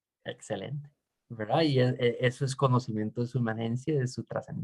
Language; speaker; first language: Spanish; native; Spanish